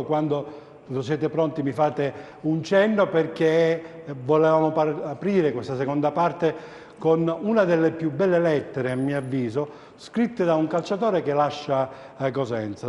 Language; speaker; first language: Italian; native; Italian